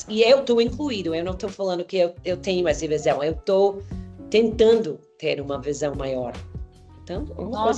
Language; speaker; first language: Portuguese; non-native, fluent; English